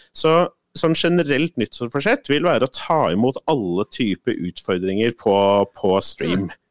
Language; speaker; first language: Norwegian; non-native, fluent; Spanish